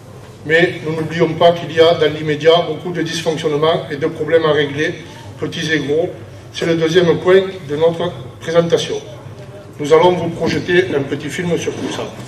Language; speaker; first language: French; native; French